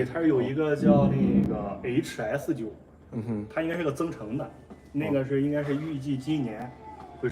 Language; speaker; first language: Chinese; native; Chinese